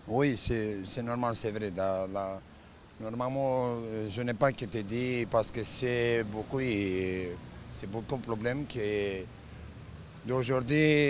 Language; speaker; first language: French; non-native, learner; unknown